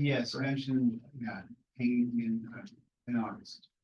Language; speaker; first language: English; native; English